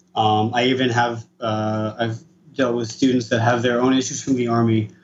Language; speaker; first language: English; native; English